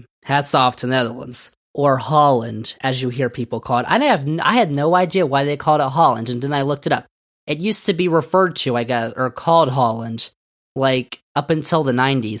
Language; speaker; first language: English; native; English